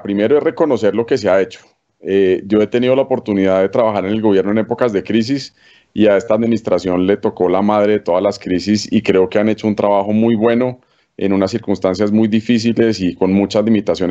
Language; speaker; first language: Spanish; native; Spanish